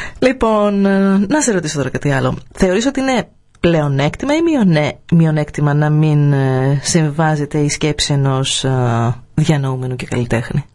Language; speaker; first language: Greek; native; Greek